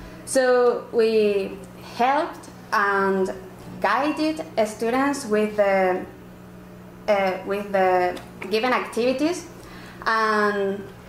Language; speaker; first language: English; non-native, fluent; Spanish